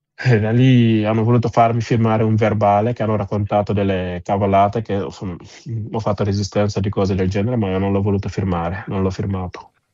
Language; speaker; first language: Italian; non-native, fluent; Wolof